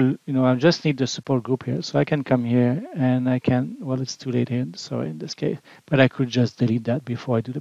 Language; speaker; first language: English; non-native, fluent; French